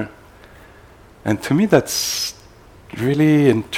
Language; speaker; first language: English; native; English